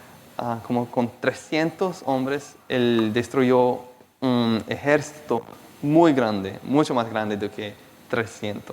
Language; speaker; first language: Spanish; non-native, fluent; Portuguese